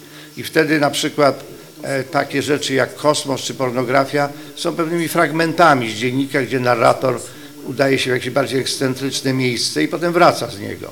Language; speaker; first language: Polish; native; Polish